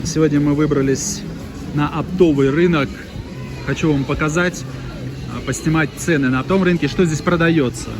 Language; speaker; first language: Russian; native; Russian